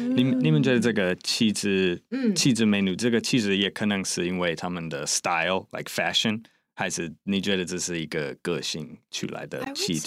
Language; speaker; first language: Chinese; non-native, fluent; English